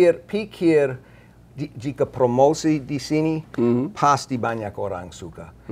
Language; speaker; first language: Indonesian; non-native, learner; English